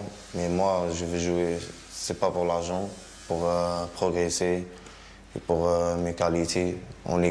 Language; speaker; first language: French; non-native, learner; Arabic